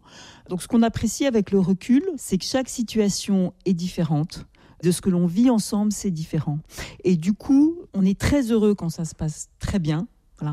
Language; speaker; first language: French; native; French